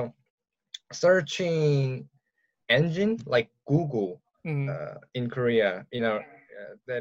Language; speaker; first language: English; non-native, learner; Korean